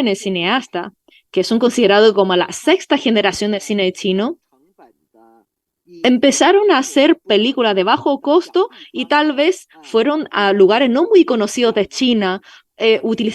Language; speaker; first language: Spanish; non-native, fluent; Chinese